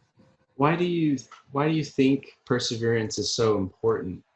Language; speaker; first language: English; native; English